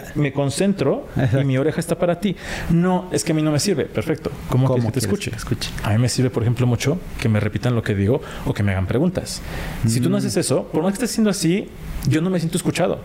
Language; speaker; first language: Spanish; native; Spanish